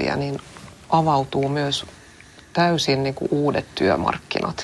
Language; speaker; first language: Finnish; non-native, local second language; Swedish